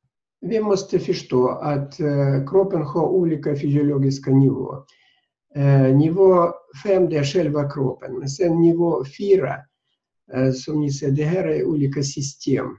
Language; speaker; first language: Swedish; non-native, fluent; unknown